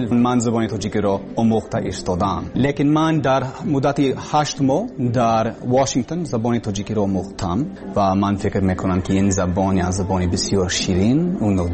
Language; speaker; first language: Persian; non-native, learner; English